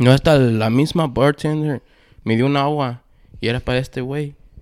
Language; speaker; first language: Spanish; early bilingual, heritage; Spanish